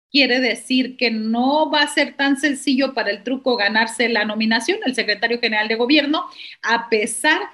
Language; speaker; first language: Spanish; native; Spanish